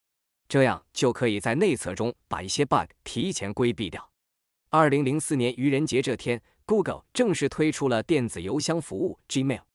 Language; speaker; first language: Chinese; native; Chinese